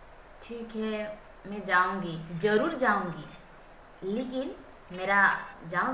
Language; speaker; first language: Hindi; non-native, local second language; Santali